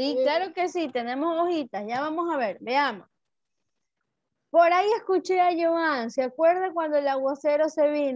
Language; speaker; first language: Spanish; native; Spanish